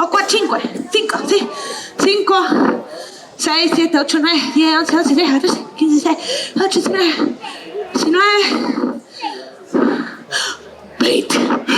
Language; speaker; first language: Italian; non-native, learner; Spanish